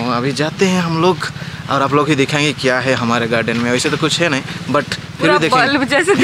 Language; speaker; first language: Hindi; non-native, local second language; Sadri